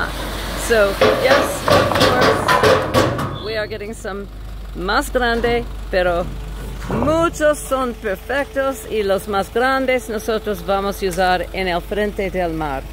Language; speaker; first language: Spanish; non-native, learner; English